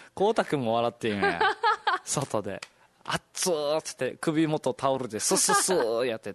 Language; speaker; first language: Japanese; native; Japanese